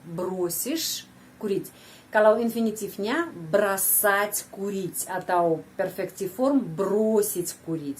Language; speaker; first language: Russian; non-native, fluent; Indonesian